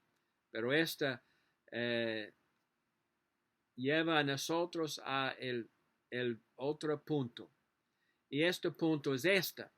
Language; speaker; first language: Spanish; non-native, learner; English